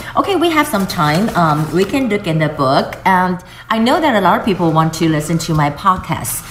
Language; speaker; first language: English; non-native, fluent; Chinese